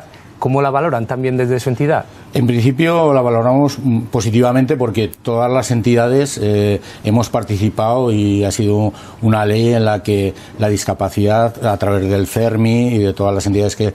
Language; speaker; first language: Spanish; native; Spanish